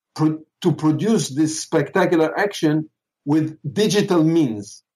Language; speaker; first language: English; non-native, fluent; Hebrew